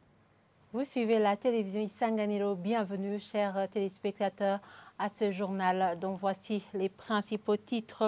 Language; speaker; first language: French; non-native, local second language; Rundi